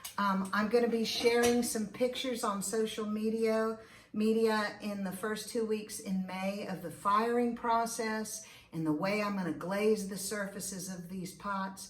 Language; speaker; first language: English; native; English